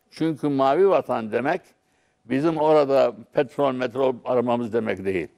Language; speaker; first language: Turkish; non-native, local second language; Arabic